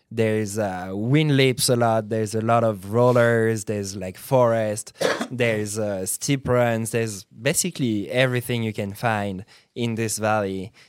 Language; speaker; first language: English; non-native, fluent; French